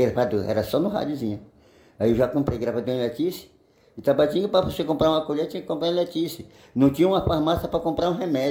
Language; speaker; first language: Portuguese; native; Portuguese